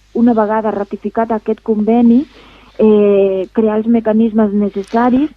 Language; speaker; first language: Catalan; non-native, fluent; Spanish